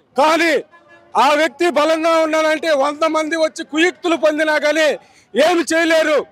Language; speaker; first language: Telugu; native; Telugu